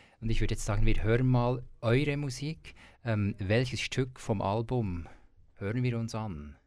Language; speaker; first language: German; native; German